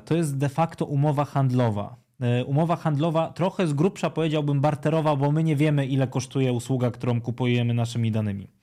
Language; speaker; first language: Polish; native; Polish